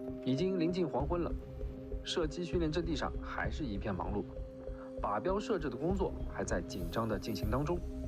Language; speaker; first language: Chinese; native; Chinese